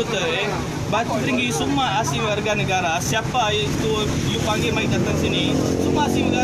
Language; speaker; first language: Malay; non-native, fluent; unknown